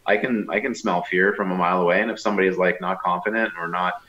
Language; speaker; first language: English; native; English